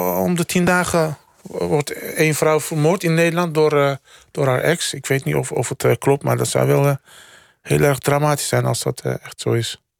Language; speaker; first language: Dutch; early bilingual, other home language; Turkish